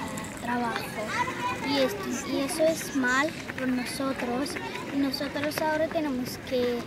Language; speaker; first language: Spanish; non-native, learner; Arabic